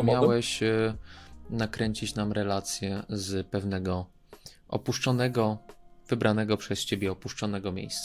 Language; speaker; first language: Polish; native; Polish